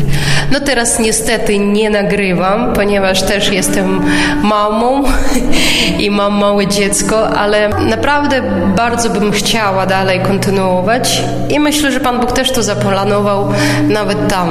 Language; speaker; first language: Polish; non-native, local second language; Ukrainian